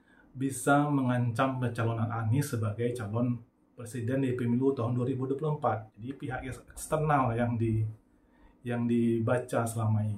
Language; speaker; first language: Indonesian; native; Indonesian